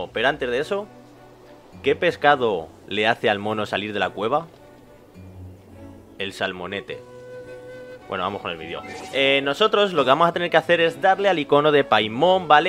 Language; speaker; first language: Spanish; native; Spanish